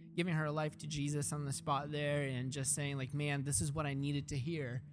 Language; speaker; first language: English; early bilingual, other home language; Russian